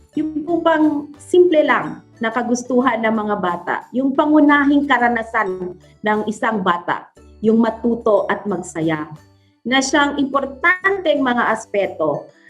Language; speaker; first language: Filipino; non-native, local second language; Cebuano